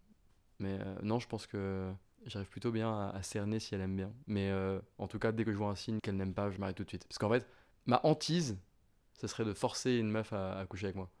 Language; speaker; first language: French; native; French